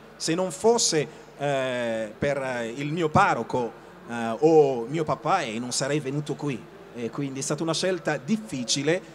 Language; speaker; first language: Italian; non-native, fluent; Lingala